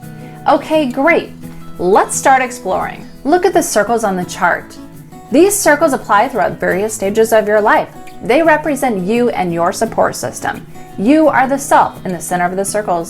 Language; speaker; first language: English; native; English